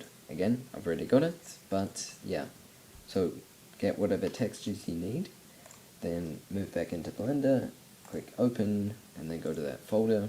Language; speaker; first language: English; native; English